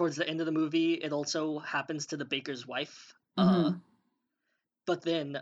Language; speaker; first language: English; native; English